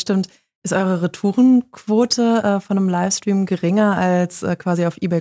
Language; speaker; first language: German; native; German